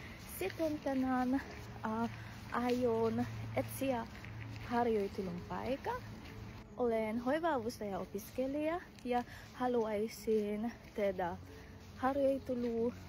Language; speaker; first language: Finnish; non-native, learner; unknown